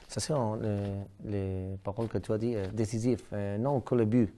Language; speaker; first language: French; non-native, learner; Catalan